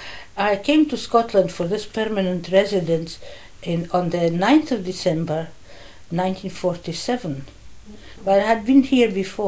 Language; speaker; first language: English; non-native, fluent; Polish